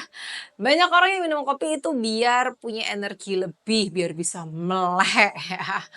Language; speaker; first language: Indonesian; native; Indonesian